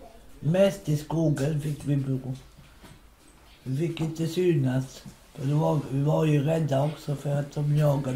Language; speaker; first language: Swedish; non-native, local second language; Romany